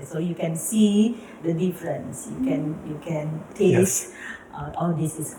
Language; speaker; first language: English; non-native, learner; Indonesian